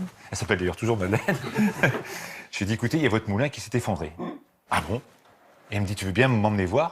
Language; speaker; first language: French; native; French